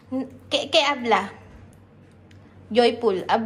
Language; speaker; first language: Spanish; non-native, learner; Filipino